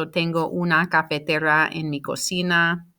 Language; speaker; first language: Spanish; non-native, fluent; English